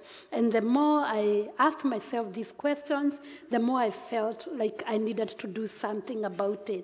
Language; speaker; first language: English; non-native, local second language; Kikuyu